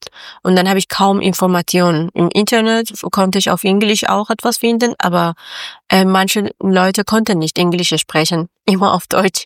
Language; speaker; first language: German; non-native, learner; Persian